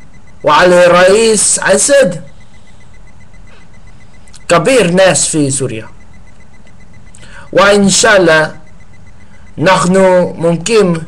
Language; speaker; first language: Arabic; non-native, learner; English